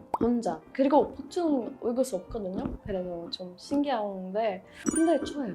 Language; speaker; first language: Korean; non-native, learner; English